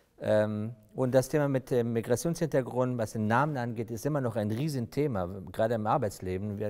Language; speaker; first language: German; early bilingual, other home language; Persian